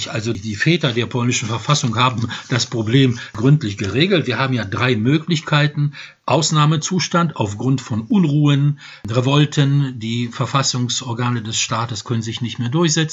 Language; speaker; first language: German; non-native, fluent; Polish